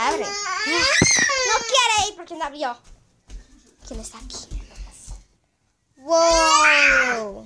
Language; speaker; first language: Spanish; early bilingual, heritage; Spanish